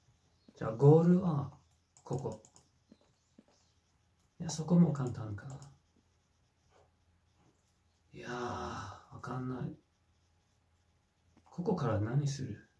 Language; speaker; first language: Japanese; non-native, fluent; English